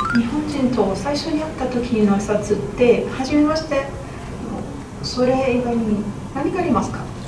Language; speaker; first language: Japanese; non-native, learner; Italian